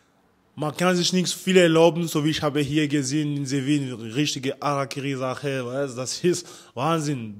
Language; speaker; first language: German; non-native, learner; French